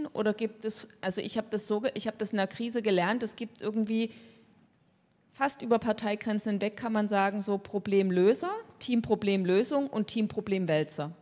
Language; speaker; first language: German; native; German